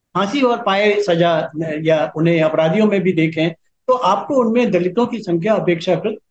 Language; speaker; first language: Hindi; native; Hindi